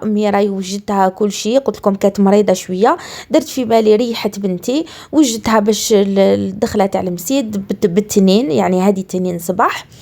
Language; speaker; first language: Arabic; native; Arabic